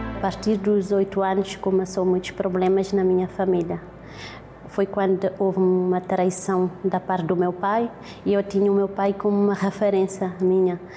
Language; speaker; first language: Portuguese; non-native, local second language; Kabuverdianu